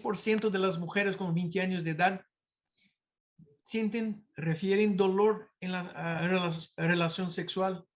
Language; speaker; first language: Spanish; non-native, fluent; Portuguese